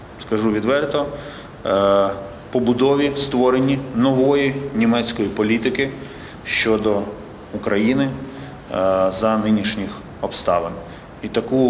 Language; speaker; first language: Ukrainian; native; Ukrainian